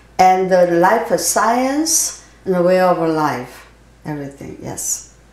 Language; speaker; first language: English; non-native, fluent; Korean